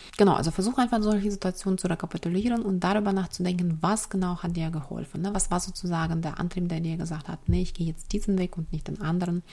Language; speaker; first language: German; non-native, fluent; Ukrainian